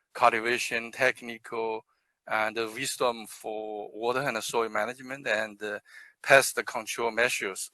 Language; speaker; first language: English; non-native, fluent; Chinese